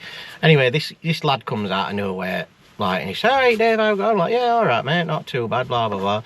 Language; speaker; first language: English; native; English